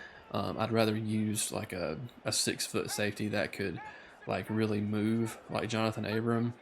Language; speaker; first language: English; native; English